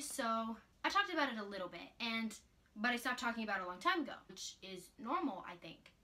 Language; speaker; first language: English; native; English